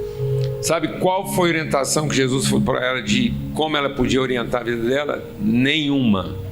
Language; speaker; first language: Portuguese; native; Portuguese